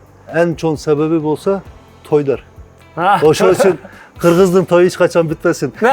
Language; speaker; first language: Kyrgyz; non-native, learner; Turkish